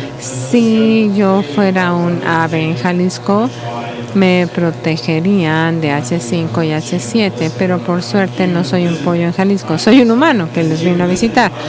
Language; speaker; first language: Spanish; non-native, learner; English